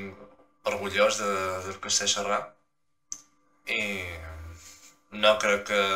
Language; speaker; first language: Catalan; non-native, local second language; Spanish